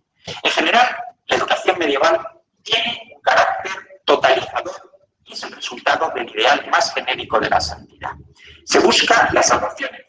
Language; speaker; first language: Spanish; native; Spanish